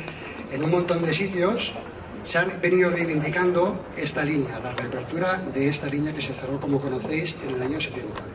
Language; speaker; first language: Spanish; native; Spanish